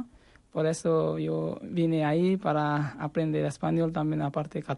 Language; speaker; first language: Spanish; non-native, learner; Bangla